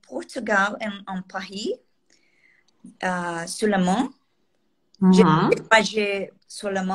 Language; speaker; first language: French; non-native, learner; Portuguese